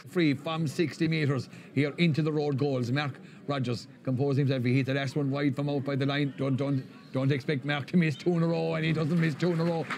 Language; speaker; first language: English; native; English